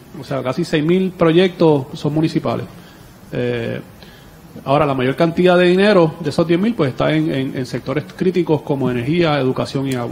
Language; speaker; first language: Spanish; native; Spanish